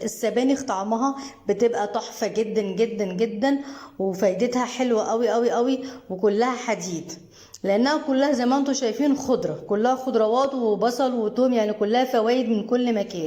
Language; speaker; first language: Arabic; native; Arabic